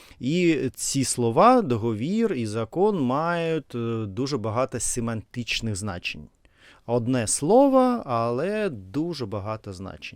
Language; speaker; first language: Ukrainian; non-native, learner; Russian